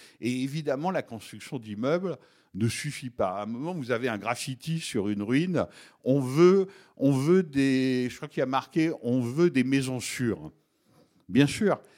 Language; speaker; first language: French; native; French